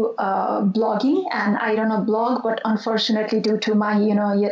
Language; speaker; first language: English; non-native, local second language; Nepali